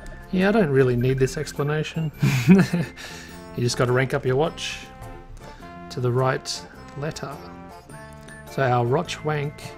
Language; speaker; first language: English; native; English